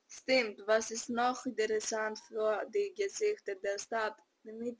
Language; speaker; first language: German; non-native, learner; Greek